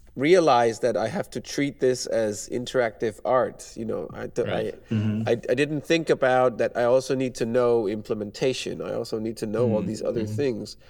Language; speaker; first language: English; non-native, fluent; Danish